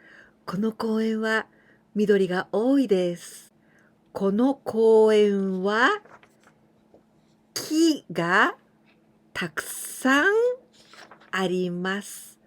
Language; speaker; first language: Japanese; non-native, fluent; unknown